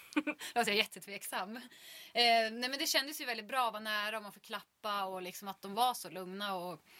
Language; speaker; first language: Swedish; native; Swedish